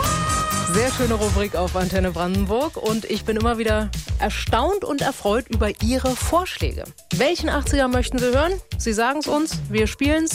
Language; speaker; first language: German; native; German